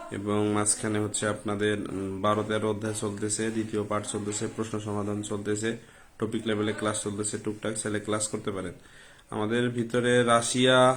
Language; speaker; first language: Bangla; native; Bangla